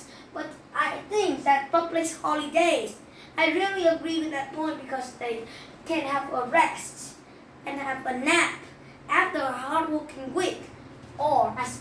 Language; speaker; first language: English; non-native, learner; Vietnamese